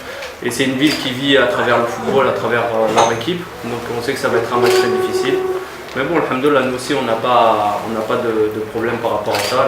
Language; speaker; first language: French; native; French